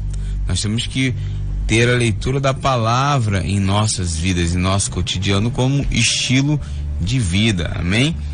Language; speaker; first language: Portuguese; native; Portuguese